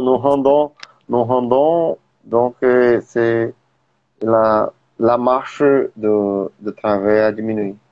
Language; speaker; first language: French; non-native, learner; Portuguese